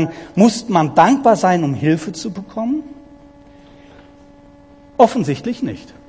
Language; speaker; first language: German; native; German